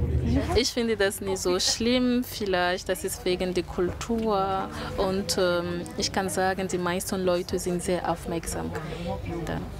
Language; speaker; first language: German; non-native, learner; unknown